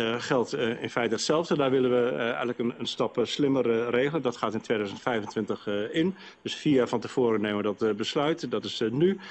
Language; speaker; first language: Dutch; native; Dutch